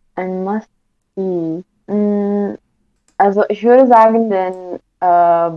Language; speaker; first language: German; non-native, fluent; Romanian